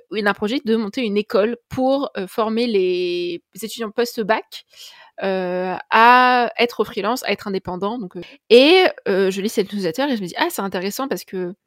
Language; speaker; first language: French; native; French